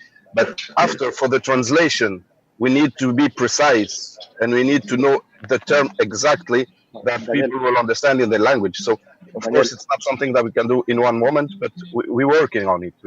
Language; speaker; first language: English; non-native, fluent; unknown